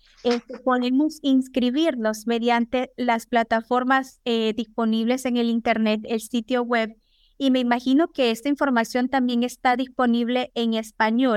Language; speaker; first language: Spanish; native; Spanish